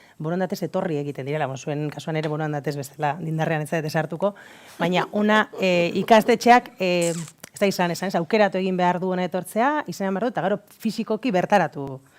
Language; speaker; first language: Basque; native; Basque